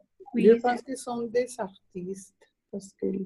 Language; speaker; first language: French; non-native, fluent; Spanish